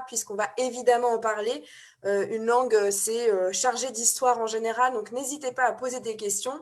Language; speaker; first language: French; native; French